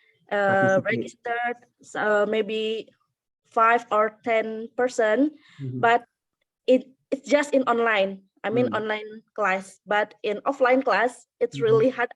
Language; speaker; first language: English; non-native, learner; Indonesian